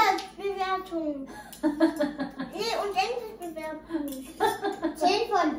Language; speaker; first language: German; early bilingual, other home language; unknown